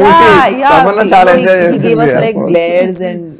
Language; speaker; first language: Telugu; non-native, fluent; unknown